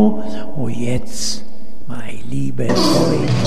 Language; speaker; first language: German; non-native, learner; Italian